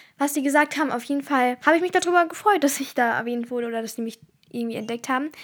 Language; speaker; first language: German; early bilingual, other home language; Turkish